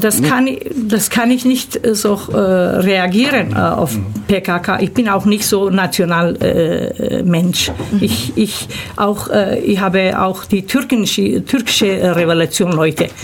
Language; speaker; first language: German; early bilingual, other home language; Turkish